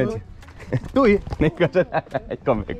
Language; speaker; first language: Dutch; non-native, learner; German